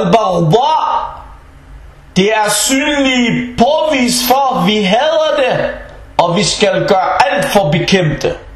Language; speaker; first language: Danish; early bilingual, other home language; Arabic